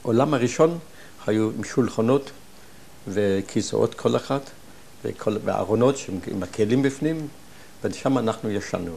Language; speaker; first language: Hebrew; non-native, fluent; German